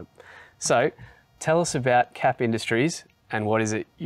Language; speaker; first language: English; native; English